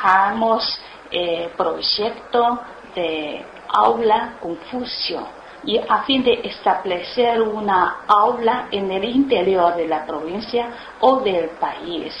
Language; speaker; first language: Spanish; non-native, learner; Chinese